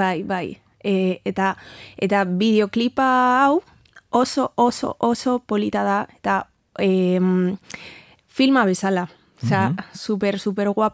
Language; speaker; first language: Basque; non-native, learner; Spanish